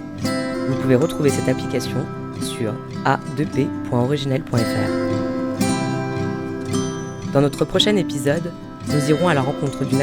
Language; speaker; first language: French; native; French